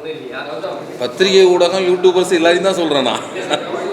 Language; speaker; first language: Tamil; native; Tamil